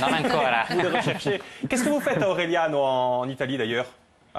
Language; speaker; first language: French; native; French